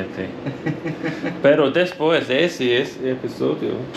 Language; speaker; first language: Spanish; non-native, learner; English